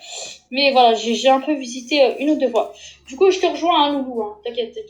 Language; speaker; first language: French; native; French